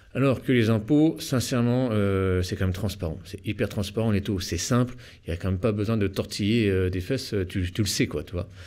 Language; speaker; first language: French; native; French